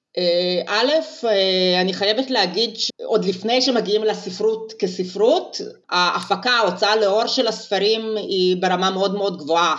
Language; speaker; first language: Hebrew; non-native, fluent; Russian